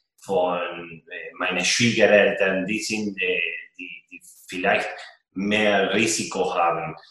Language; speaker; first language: German; non-native, fluent; Spanish